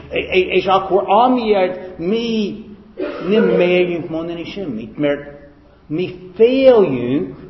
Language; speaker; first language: Hungarian; non-native, fluent; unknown